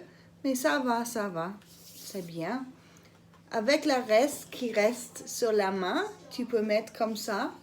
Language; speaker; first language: French; non-native, learner; English